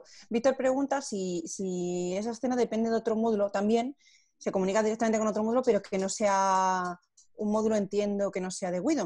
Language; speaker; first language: Spanish; native; Spanish